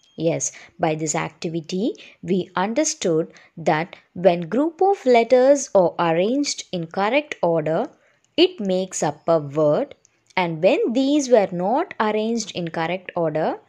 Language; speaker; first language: English; non-native, local second language; Tamil